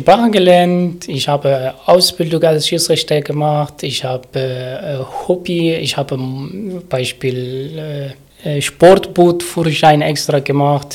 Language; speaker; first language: German; non-native, learner; Arabic